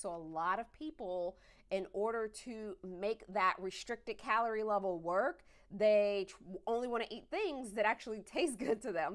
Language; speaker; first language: English; native; English